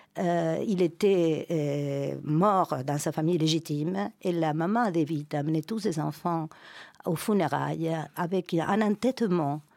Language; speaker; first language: French; non-native, fluent; Spanish